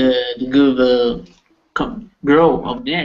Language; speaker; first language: English; non-native, learner; Italian